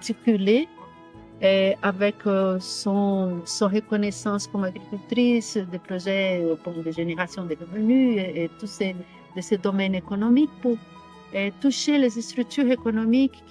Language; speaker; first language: French; non-native, fluent; Portuguese